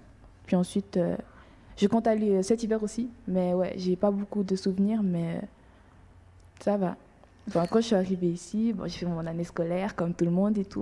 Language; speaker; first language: French; early bilingual, other home language; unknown